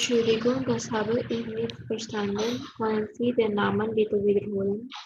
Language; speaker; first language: German; non-native, learner; Indonesian